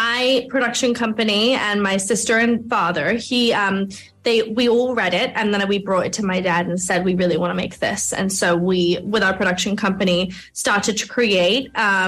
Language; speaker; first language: English; native; English